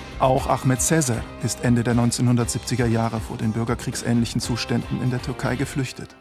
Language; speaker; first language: German; native; German